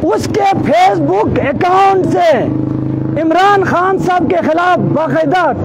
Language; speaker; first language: Urdu; non-native, local second language; Balti